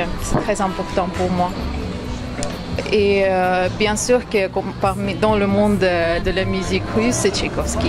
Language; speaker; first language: French; non-native, fluent; Russian